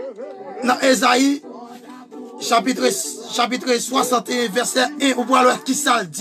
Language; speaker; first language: French; non-native, local second language; Haitian Creole